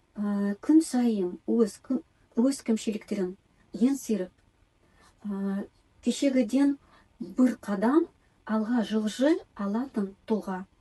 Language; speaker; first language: Kazakh; non-native, local second language; Tatar